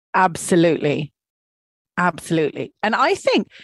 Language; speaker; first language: English; non-native, fluent; Swedish